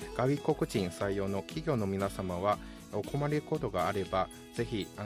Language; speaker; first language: Japanese; non-native, fluent; Chinese